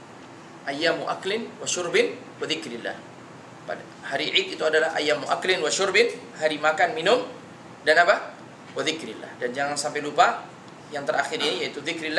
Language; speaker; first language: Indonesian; native; Indonesian